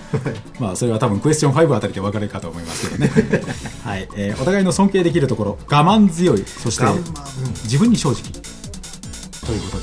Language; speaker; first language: Japanese; native; Japanese